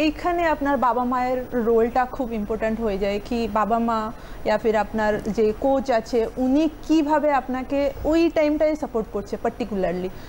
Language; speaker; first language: Bangla; non-native, local second language; Hindi